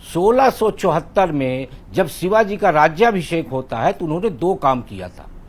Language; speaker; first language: Hindi; native; Hindi